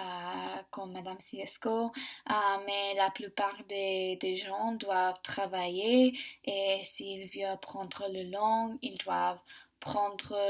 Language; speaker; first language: French; non-native, learner; English